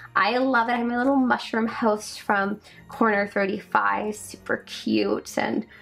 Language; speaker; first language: English; native; English